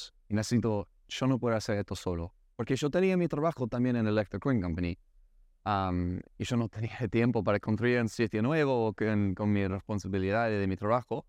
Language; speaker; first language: Spanish; non-native, learner; English